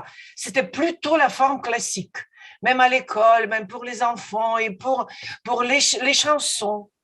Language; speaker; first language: French; non-native, fluent; Ukrainian